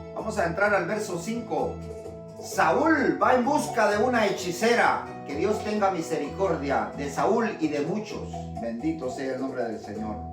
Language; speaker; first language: Spanish; native; Spanish